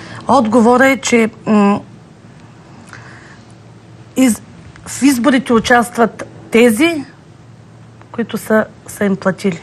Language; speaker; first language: Bulgarian; native; Bulgarian